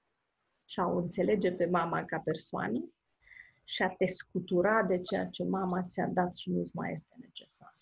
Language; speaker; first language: Romanian; native; Romanian